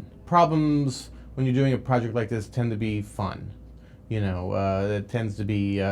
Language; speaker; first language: English; native; English